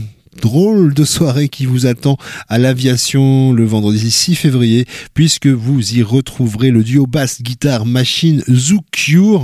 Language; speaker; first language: French; native; French